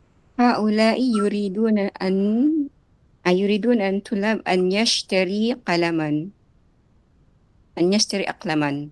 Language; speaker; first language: Arabic; non-native, learner; Filipino